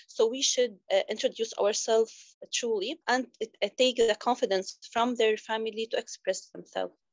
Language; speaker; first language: English; non-native, learner; Arabic